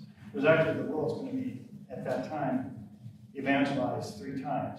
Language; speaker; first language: English; native; English